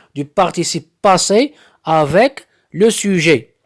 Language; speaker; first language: French; non-native, local second language; Arabic